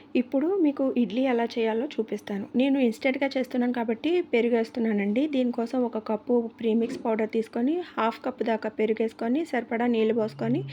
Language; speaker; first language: Telugu; native; Telugu